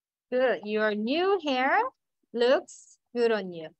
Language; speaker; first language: English; non-native, fluent; Korean